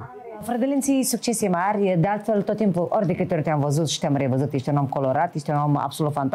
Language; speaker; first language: Romanian; native; Romanian